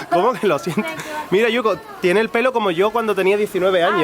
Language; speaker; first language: Spanish; native; Spanish